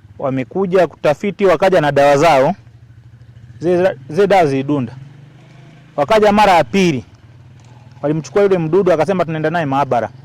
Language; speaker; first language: Swahili; native; Swahili